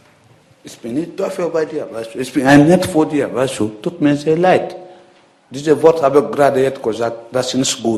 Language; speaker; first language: German; non-native, learner; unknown